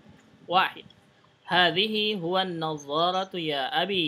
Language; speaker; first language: Arabic; non-native, fluent; Indonesian